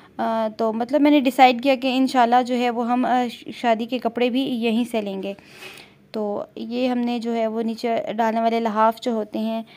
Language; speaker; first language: Urdu; non-native, local second language; Punjabi